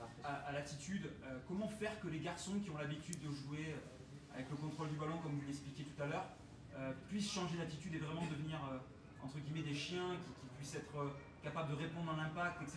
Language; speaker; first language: French; native; French